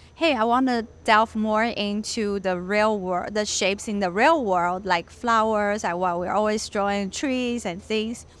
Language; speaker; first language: English; non-native, fluent; Chinese